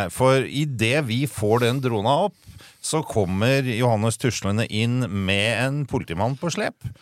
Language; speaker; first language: Norwegian; native; Norwegian